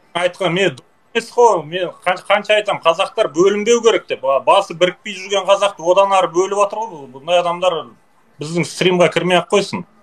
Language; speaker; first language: Kazakh; native; Kazakh